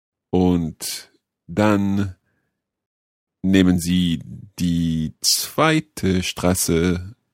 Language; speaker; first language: German; non-native, learner; English